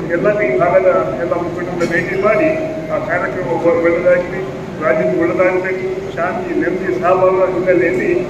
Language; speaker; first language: Kannada; non-native, local second language; Urdu